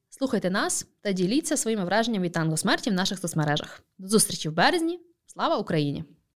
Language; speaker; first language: Ukrainian; native; Ukrainian